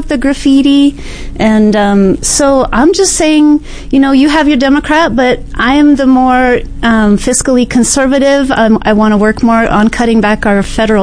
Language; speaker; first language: English; native; English